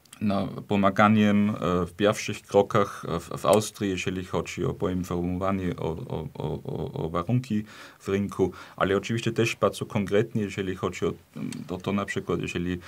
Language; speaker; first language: Polish; non-native, fluent; German